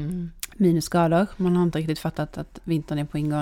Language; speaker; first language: Swedish; native; Swedish